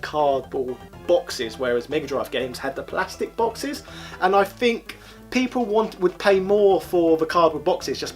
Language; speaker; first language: English; native; English